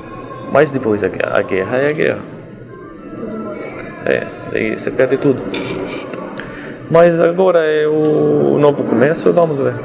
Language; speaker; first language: Portuguese; non-native, learner; Arabic